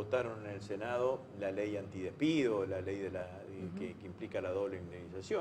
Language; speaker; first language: Spanish; native; Spanish